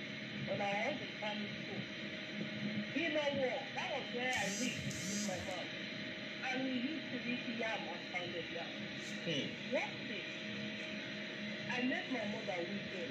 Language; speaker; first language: English; non-native, local second language; Yoruba